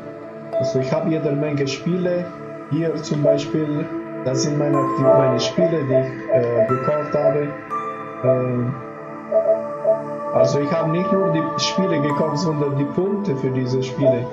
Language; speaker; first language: German; non-native, fluent; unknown